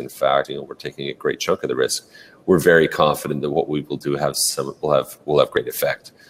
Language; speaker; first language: English; native; English